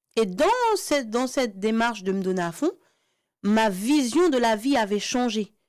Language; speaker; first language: French; early bilingual, other home language; Haitian Creole